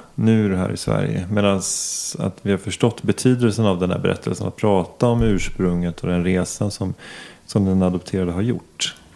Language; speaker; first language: Swedish; native; Swedish